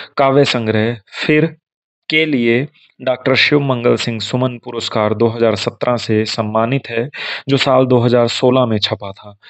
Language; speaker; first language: Hindi; native; Hindi